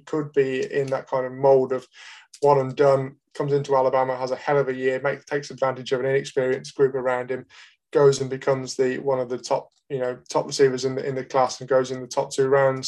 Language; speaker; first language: English; native; English